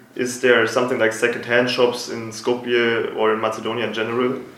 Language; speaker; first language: English; non-native, fluent; German